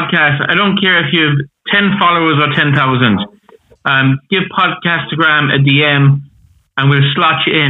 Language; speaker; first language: English; native; English